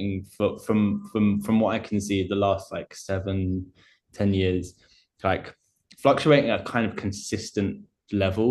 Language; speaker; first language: English; native; English